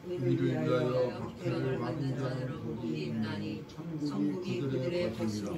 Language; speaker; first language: Korean; native; Korean